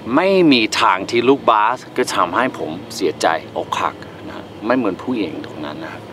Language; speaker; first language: Thai; non-native, fluent; English